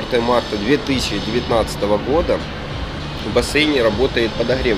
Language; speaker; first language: Russian; native; Russian